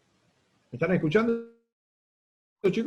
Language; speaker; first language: Spanish; native; Spanish